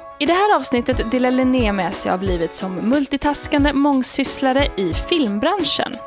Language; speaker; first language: Swedish; native; Swedish